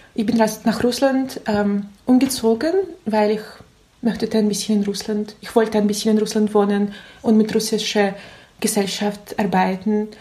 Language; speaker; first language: German; non-native, learner; Russian